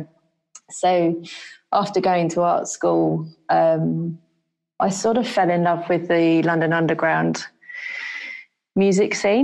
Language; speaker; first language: English; native; English